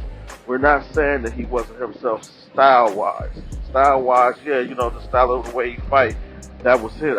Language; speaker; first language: English; native; English